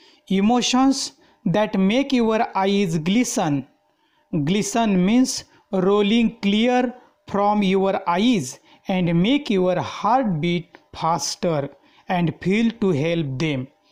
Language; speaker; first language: English; non-native, local second language; Marathi